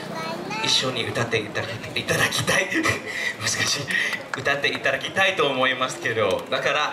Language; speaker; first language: Japanese; non-native, fluent; Thai